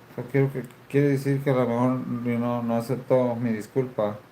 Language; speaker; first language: Spanish; early bilingual, heritage; Spanish